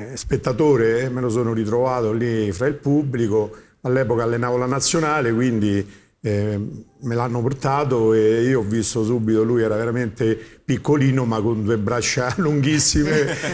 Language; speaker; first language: Italian; native; Italian